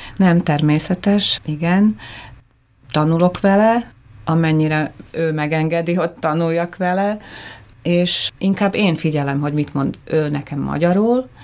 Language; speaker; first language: Hungarian; native; Hungarian